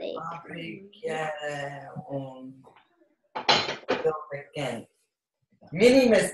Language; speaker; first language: Spanish; non-native, learner; English